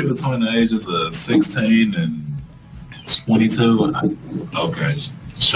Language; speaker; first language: English; native; English